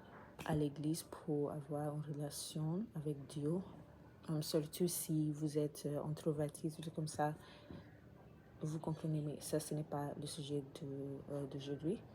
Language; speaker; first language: French; non-native, learner; English